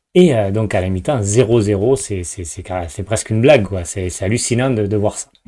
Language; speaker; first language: French; native; French